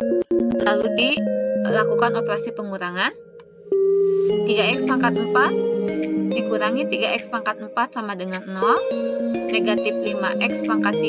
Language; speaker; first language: Indonesian; native; Indonesian